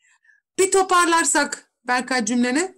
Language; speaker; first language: Turkish; native; Turkish